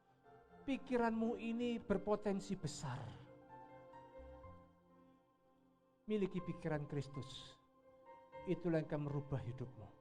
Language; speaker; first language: Indonesian; native; Indonesian